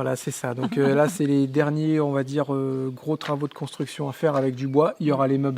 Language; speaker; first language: French; native; French